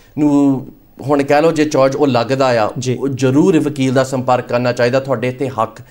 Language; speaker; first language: Punjabi; early bilingual, heritage; Punjabi